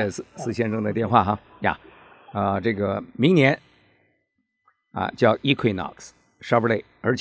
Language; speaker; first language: Chinese; native; Chinese